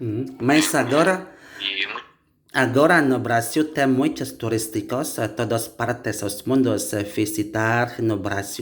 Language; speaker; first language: Portuguese; non-native, learner; Indonesian